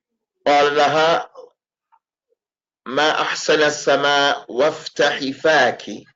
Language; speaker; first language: Arabic; non-native, fluent; English